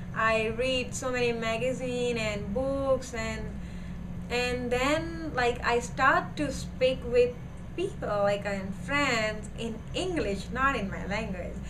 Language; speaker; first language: English; non-native, learner; Gujarati